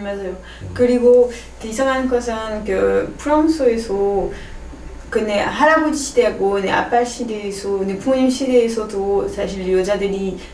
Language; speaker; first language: Korean; non-native, learner; French